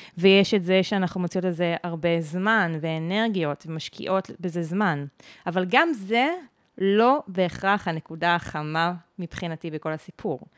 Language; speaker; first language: Hebrew; native; Hebrew